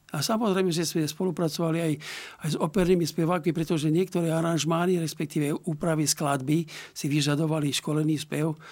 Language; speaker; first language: Slovak; native; Slovak